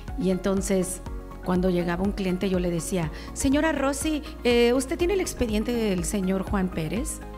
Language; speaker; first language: Spanish; native; Spanish